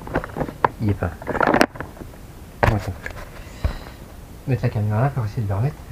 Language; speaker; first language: French; native; French